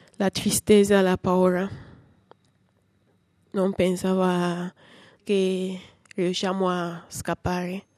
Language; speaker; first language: Italian; non-native, learner; English